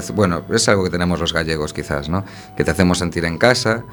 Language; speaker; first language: Spanish; native; Spanish